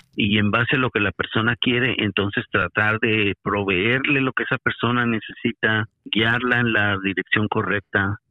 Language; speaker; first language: Spanish; native; Spanish